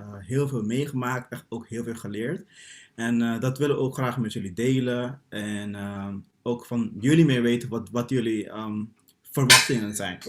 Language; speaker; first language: Dutch; non-native, local second language; Papiamento